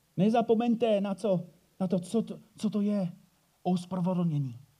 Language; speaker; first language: Czech; non-native, fluent; English